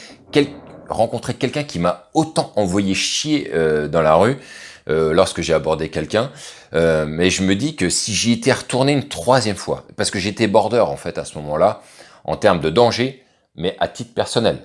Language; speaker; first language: French; native; French